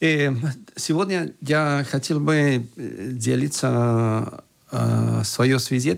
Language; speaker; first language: Russian; non-native, fluent; Spanish